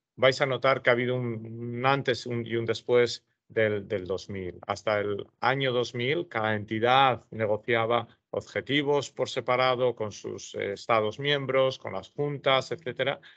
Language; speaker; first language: Spanish; native; Spanish